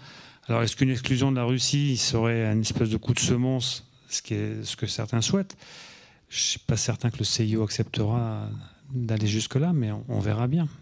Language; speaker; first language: French; native; French